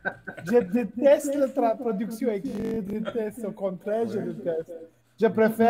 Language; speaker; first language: French; non-native, fluent; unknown